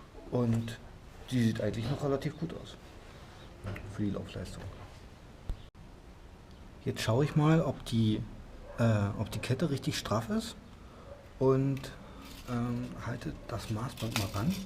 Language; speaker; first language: German; native; German